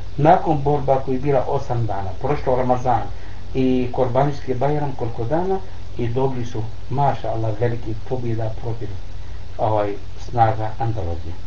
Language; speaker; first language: Bosnian; non-native, learner; Arabic